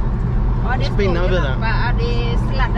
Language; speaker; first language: Swedish; non-native, learner; Thai